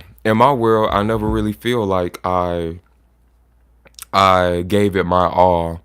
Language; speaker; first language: English; native; English